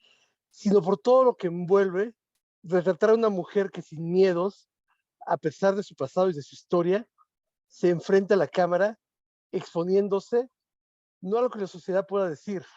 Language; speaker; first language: Spanish; native; Spanish